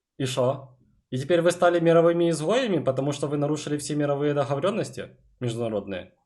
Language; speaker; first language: Russian; native; Russian